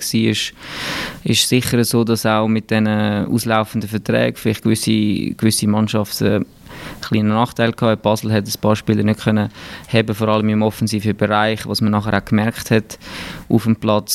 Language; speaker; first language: German; native; German